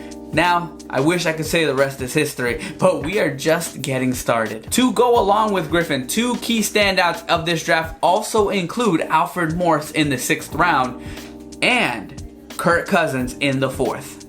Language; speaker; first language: English; native; English